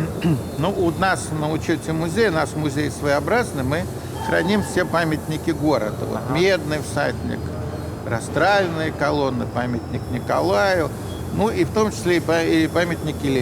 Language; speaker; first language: Russian; native; Russian